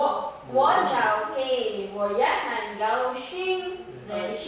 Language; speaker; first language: Chinese; non-native, learner; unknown